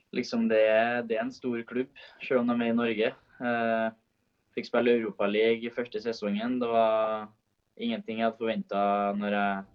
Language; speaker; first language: Norwegian; native; Norwegian